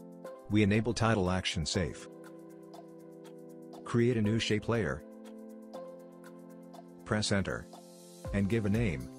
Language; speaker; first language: English; non-native, fluent; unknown